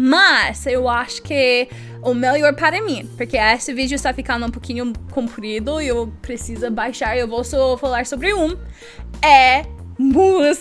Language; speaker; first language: Portuguese; non-native, learner; English